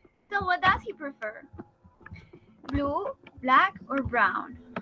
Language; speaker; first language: English; non-native, fluent; Spanish